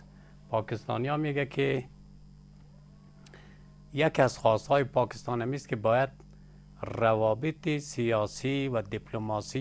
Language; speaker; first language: Persian; native; Persian